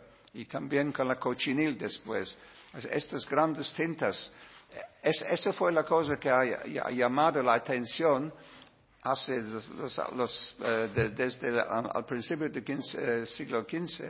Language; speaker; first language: Spanish; non-native, learner; English